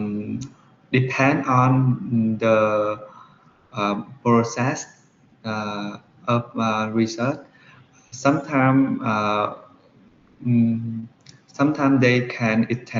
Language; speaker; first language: English; non-native, learner; Vietnamese